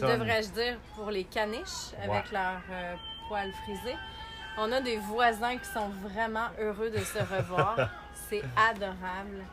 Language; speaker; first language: French; native; French